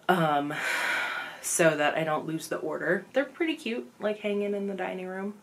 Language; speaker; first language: English; native; English